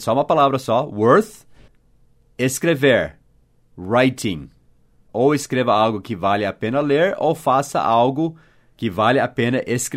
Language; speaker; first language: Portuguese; non-native, fluent; English